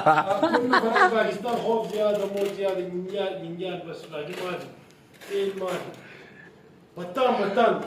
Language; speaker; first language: Arabic; non-native, learner; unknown